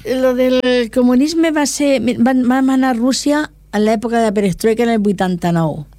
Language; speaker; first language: Catalan; non-native, local second language; Spanish